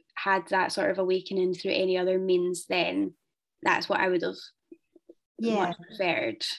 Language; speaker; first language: English; native; English